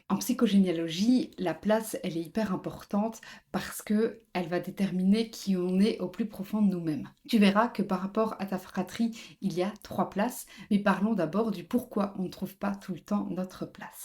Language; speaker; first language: French; native; French